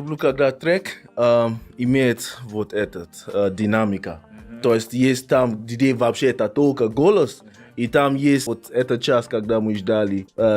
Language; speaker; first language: Russian; non-native, fluent; English